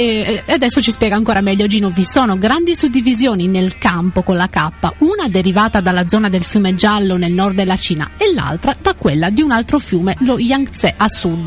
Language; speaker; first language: Italian; native; Italian